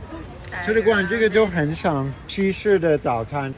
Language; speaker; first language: Chinese; non-native, fluent; English